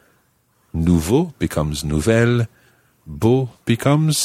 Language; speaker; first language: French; non-native, fluent; English